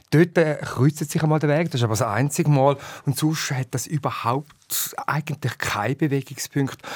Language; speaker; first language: German; native; German